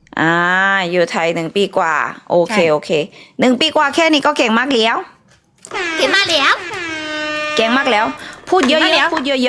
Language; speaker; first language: Thai; non-native, fluent; Korean